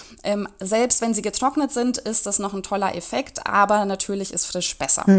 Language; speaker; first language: German; native; German